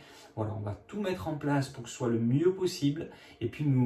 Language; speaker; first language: French; native; French